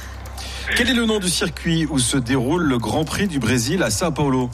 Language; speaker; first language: French; native; French